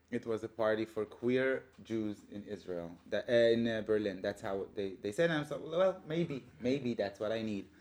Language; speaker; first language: English; non-native, fluent; Hebrew